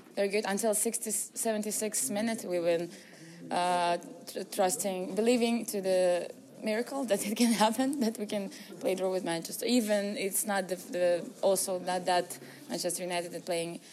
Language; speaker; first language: English; non-native, learner; Russian